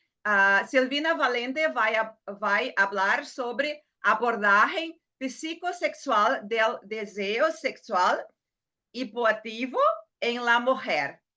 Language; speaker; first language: Spanish; non-native, learner; Portuguese